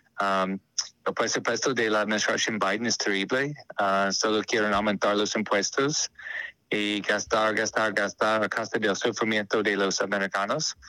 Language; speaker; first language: Spanish; non-native, learner; English